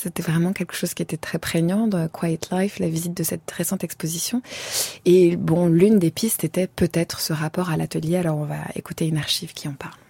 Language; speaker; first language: French; native; French